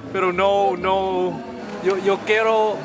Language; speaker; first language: Spanish; non-native, learner; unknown